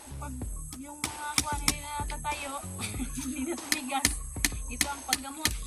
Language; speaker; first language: Filipino; non-native, local second language; Cebuano